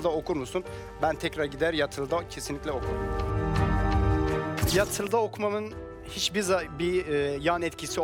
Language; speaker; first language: Turkish; non-native, local second language; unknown